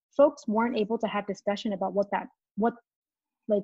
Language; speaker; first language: English; native; English